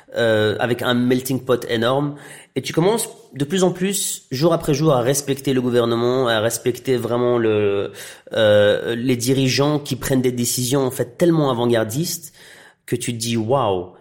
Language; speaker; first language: French; non-native, local second language; Arabic